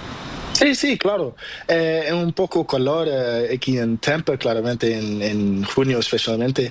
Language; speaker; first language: Spanish; non-native, learner; Portuguese